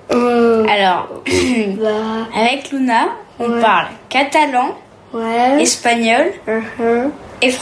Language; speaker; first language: French; early bilingual, heritage; French